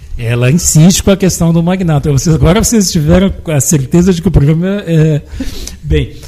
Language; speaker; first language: Portuguese; native; Portuguese